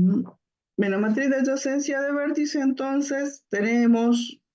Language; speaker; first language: Spanish; native; Spanish